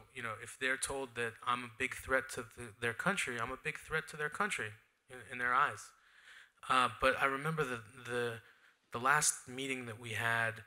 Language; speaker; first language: English; native; English